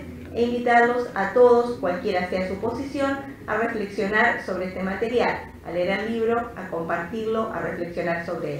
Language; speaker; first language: Spanish; native; Spanish